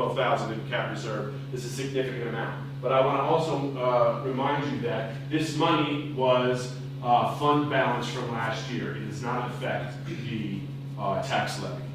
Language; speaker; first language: English; native; English